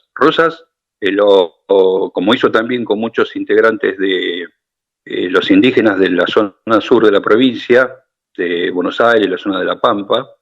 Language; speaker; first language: Spanish; native; Spanish